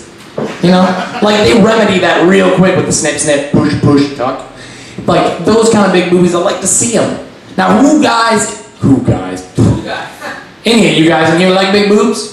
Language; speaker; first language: English; native; English